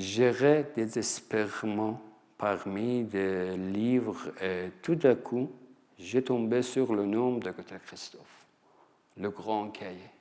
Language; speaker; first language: French; non-native, fluent; Persian